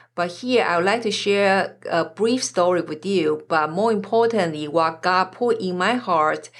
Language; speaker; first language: English; non-native, fluent; Chinese